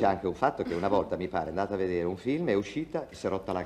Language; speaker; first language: Italian; native; Italian